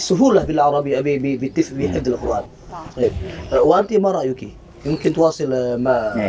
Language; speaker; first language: Arabic; non-native, fluent; Indonesian